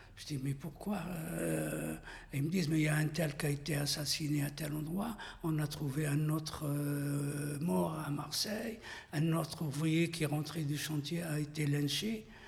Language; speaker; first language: French; non-native, local second language; Arabic